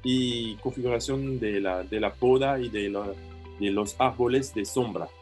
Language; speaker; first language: Spanish; non-native, fluent; French